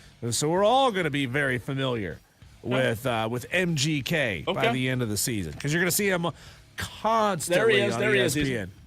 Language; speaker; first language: English; native; English